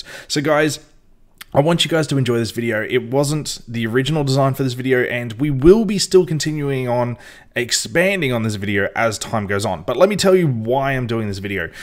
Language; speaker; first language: English; native; English